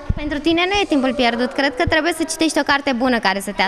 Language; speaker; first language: Romanian; native; Romanian